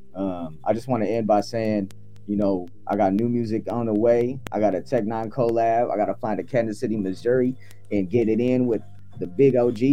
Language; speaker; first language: English; native; English